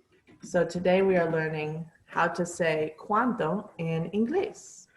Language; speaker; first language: Spanish; non-native, learner; English